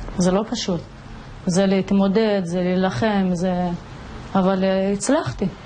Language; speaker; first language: Hebrew; native; Hebrew